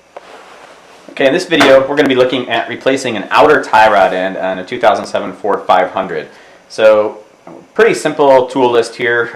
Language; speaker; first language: English; native; English